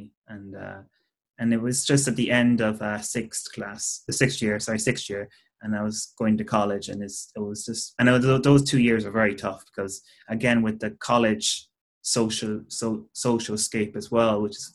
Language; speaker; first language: English; native; English